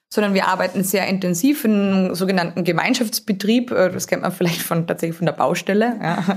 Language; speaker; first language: German; native; German